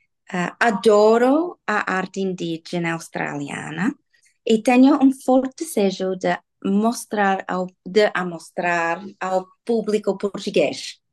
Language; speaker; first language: Portuguese; non-native, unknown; English